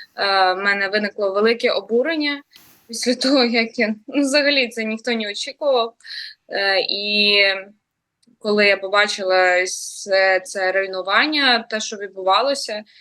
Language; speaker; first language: Ukrainian; native; Ukrainian